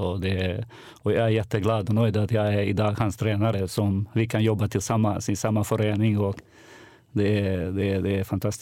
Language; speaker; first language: Swedish; non-native, fluent; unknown